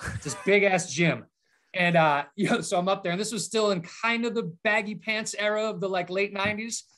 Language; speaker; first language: English; native; English